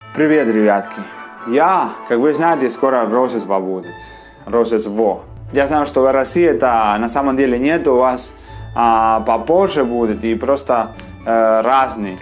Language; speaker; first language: Russian; non-native, learner; Spanish